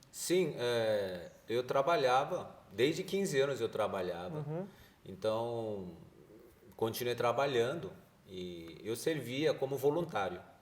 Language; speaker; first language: Portuguese; early bilingual, other home language; Korean